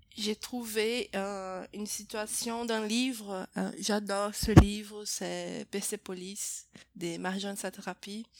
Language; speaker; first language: French; non-native, fluent; Portuguese